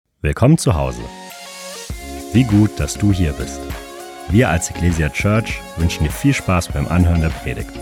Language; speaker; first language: German; native; German